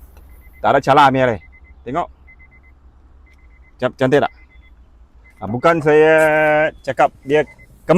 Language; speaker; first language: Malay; non-native, local second language; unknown